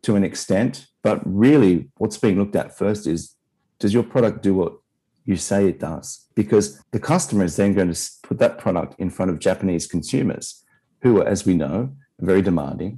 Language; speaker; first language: English; native; English